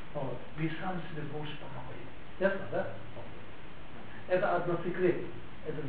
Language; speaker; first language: Russian; non-native, learner; Tibetan